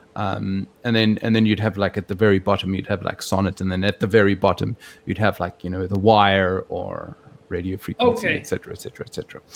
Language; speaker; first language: English; native; English